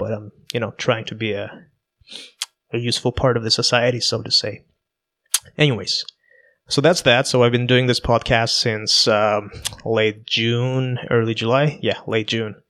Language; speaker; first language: English; non-native, fluent; Russian